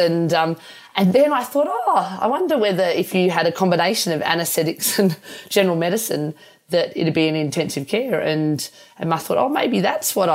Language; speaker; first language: English; native; English